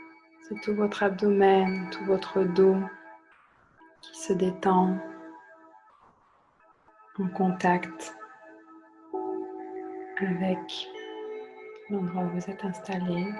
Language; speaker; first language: French; native; French